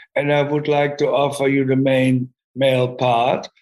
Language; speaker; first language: English; non-native, fluent; German